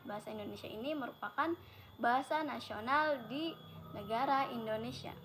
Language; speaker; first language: Indonesian; non-native, local second language; Javanese